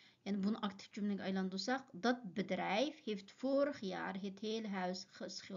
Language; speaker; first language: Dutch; non-native, fluent; Uyghur